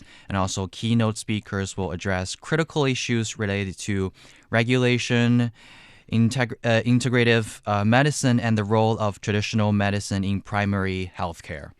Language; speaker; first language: English; non-native, fluent; Chinese